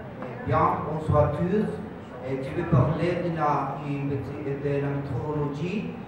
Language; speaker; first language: French; non-native, learner; Spanish